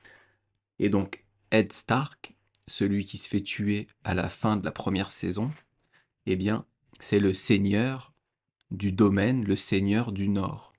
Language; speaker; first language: French; native; French